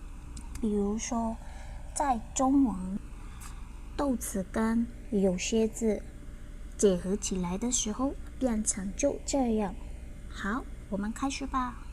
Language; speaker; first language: Chinese; non-native, fluent; Burmese